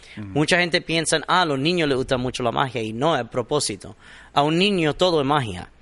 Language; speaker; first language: Spanish; early bilingual, heritage; Spanish